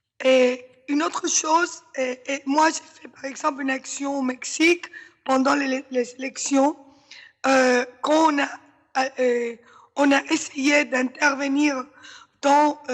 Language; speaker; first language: French; non-native, fluent; Spanish